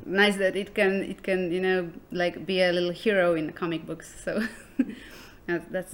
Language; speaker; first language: English; non-native, fluent; Polish